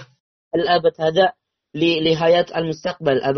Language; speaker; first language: Arabic; non-native, learner; Indonesian